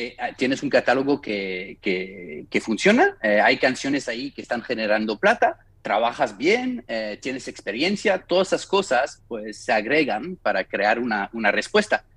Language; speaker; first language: Spanish; non-native, fluent; French